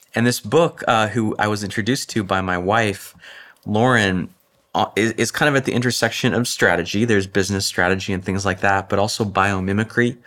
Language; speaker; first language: English; native; English